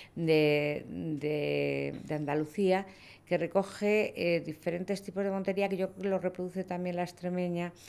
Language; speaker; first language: Spanish; native; Spanish